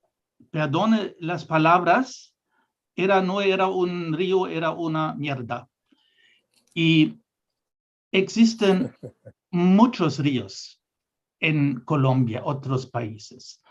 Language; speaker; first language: Spanish; non-native, fluent; German